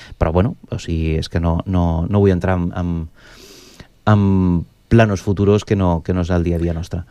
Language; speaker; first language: Catalan; non-native, local second language; Spanish